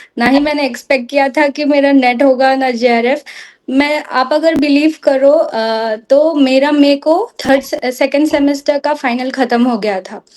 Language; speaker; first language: Hindi; non-native, local second language; Assamese